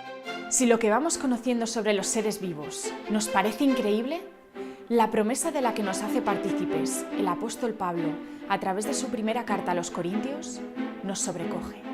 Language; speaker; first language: Spanish; native; Spanish